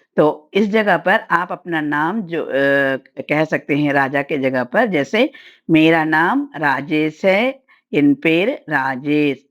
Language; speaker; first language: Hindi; non-native, local second language; Tamil